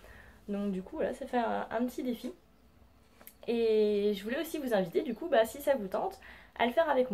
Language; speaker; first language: French; native; French